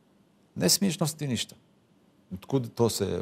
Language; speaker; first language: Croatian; non-native, fluent; Hebrew